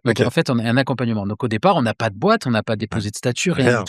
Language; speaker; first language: French; native; French